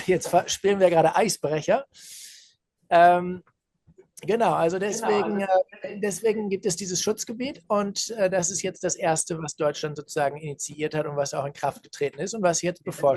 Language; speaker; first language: German; native; German